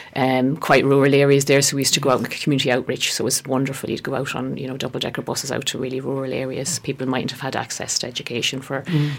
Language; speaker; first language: English; native; English